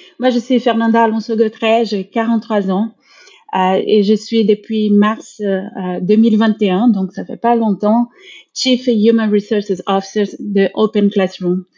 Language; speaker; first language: French; non-native, fluent; Portuguese